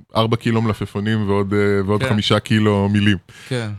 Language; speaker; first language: Hebrew; early bilingual, other home language; French